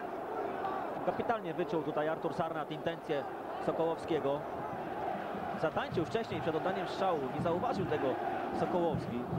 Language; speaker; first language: Polish; native; Polish